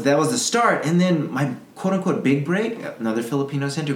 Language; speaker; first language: English; native; English